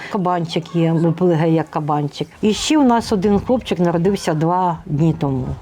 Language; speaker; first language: Ukrainian; non-native, local second language; Russian